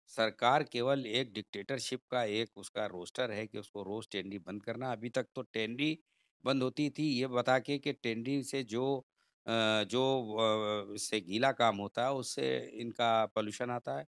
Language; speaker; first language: Hindi; native; Hindi